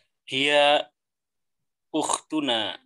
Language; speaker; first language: Arabic; non-native, learner; Indonesian